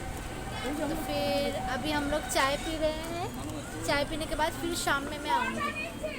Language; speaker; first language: Hindi; native; Hindi